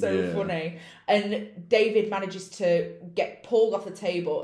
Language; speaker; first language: English; native; English